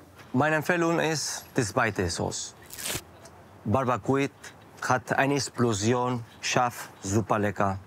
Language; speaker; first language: German; non-native, learner; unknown